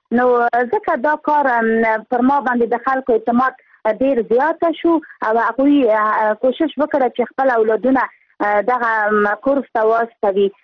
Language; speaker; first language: Pashto; non-native, local second language; Persian